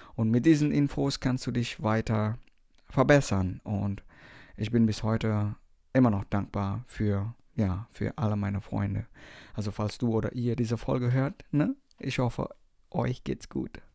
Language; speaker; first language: German; non-native, fluent; Indonesian